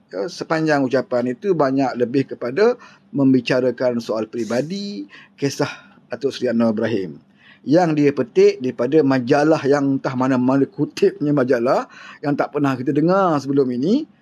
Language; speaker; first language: Malay; native; Malay